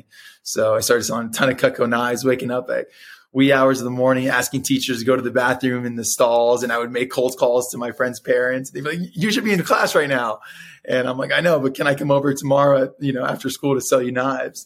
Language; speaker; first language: English; early bilingual, other home language; Spanish